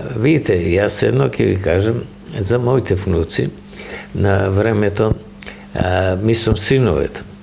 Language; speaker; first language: Macedonian; native; Macedonian